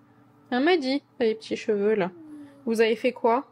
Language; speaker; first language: French; native; French